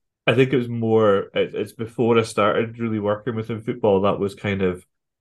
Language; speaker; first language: English; native; English